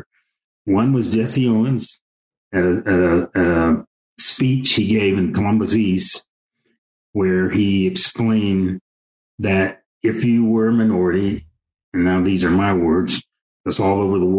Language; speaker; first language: English; native; English